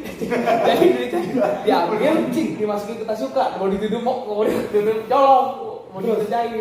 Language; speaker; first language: Indonesian; native; Indonesian